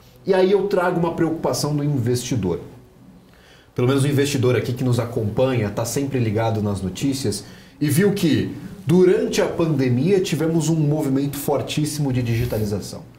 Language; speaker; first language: Portuguese; native; Portuguese